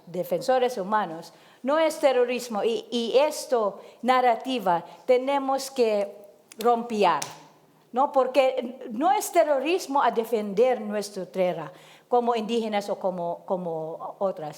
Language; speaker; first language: Spanish; non-native, learner; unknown